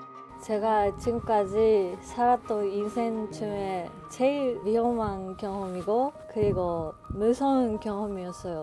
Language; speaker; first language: Korean; non-native, learner; Japanese